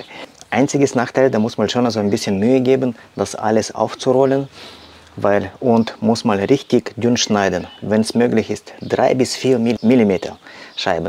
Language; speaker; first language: German; non-native, learner; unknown